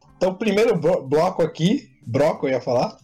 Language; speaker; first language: Portuguese; native; Portuguese